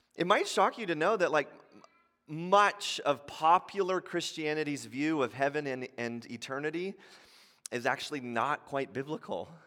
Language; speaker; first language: English; native; English